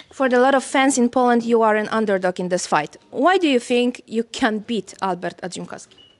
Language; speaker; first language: English; non-native, fluent; Polish